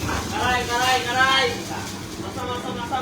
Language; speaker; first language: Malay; non-native, learner; Bangla